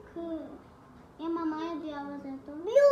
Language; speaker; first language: Greek; early bilingual, heritage; Greek